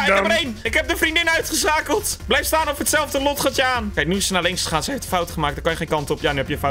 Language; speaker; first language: Dutch; native; Dutch